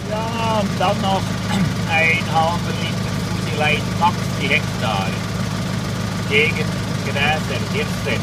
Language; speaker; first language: German; native; German